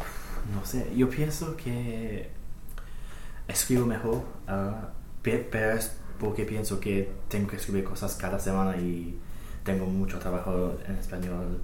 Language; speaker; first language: Spanish; non-native, fluent; English